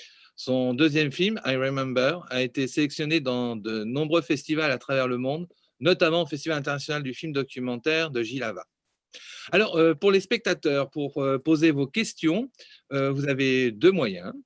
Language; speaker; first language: French; native; French